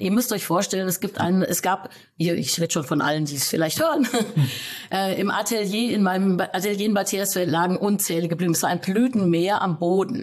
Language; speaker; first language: German; native; German